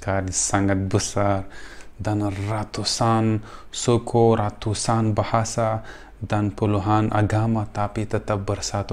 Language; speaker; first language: Indonesian; non-native, fluent; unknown